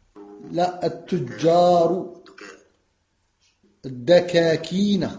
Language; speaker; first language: Arabic; non-native, fluent; French